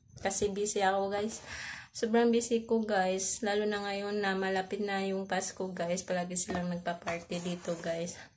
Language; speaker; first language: Filipino; non-native, local second language; Cebuano